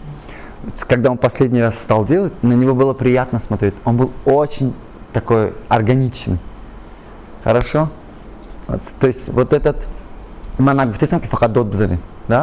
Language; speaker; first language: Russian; non-native, local second language; Tajik